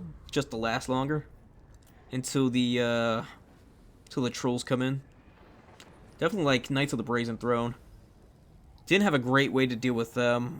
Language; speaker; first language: English; native; English